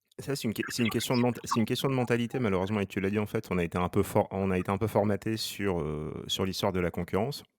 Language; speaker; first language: French; native; French